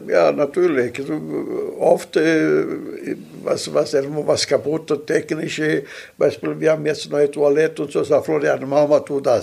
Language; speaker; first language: German; non-native, local second language; Italian